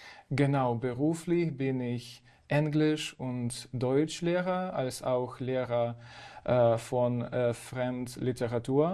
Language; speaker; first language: German; non-native, fluent; Ukrainian